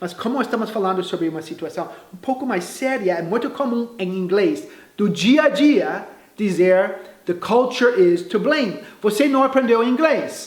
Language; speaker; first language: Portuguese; non-native, fluent; English